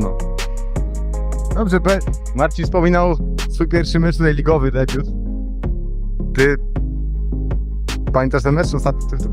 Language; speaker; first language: Polish; native; Polish